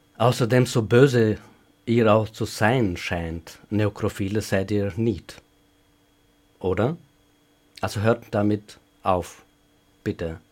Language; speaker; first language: German; non-native, fluent; Albanian